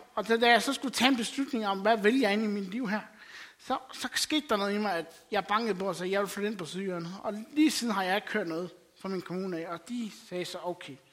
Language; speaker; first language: Danish; native; Danish